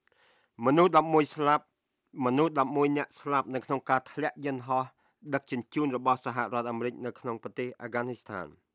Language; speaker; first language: Khmer; native; Khmer